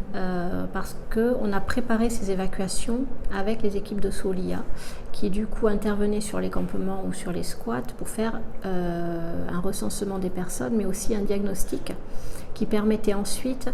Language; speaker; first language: French; native; French